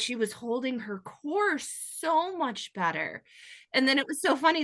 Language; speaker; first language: English; native; English